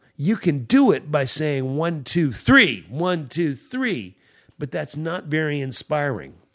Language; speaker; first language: English; native; English